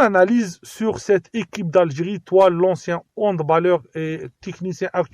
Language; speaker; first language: French; non-native, local second language; Arabic